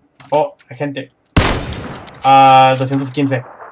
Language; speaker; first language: Spanish; early bilingual, heritage; Spanish